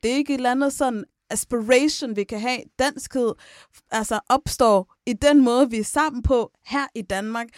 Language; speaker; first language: Danish; early bilingual, other home language; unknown